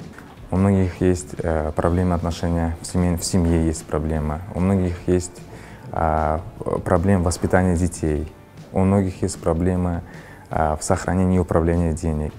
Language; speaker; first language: Russian; non-native, local second language; Uzbek